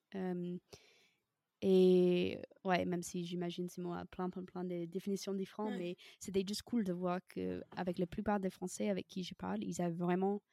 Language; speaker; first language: French; non-native, fluent; English